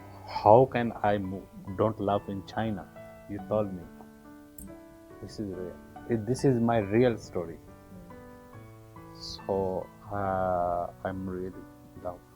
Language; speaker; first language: English; non-native, learner; Urdu